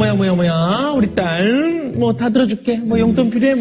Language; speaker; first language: Korean; native; Korean